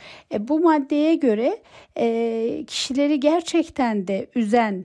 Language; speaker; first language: Turkish; native; Turkish